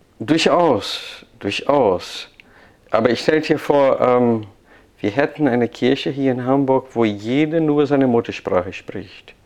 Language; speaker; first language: German; non-native, fluent; Portuguese